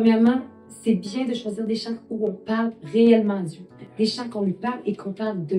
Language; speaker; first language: French; native; French